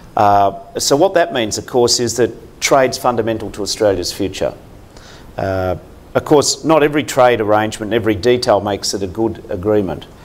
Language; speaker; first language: English; native; English